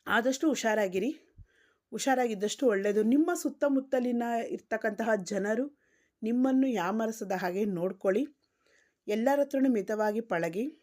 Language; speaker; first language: Kannada; non-native, local second language; Tamil